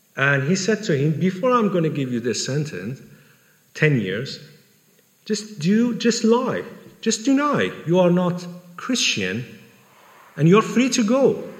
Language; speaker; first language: English; non-native, fluent; Persian